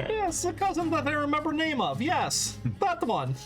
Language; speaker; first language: English; native; English